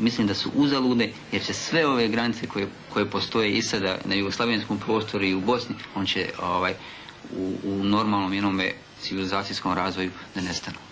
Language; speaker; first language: Bosnian; native; Bosnian